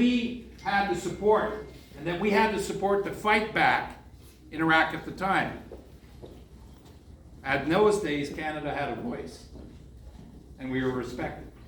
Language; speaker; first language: English; non-native, local second language; French